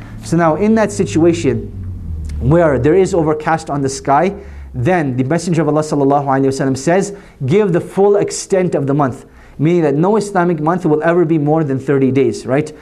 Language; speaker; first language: English; native; English